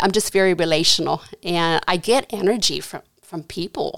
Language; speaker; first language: English; native; English